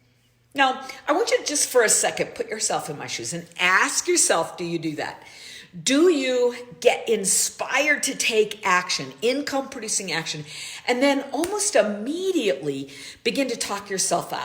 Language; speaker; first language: English; native; English